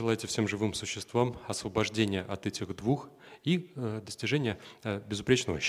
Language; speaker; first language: Russian; native; Russian